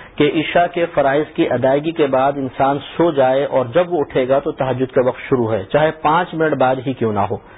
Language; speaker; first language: Urdu; native; Urdu